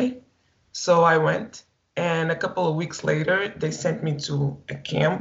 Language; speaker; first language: English; non-native, fluent; Portuguese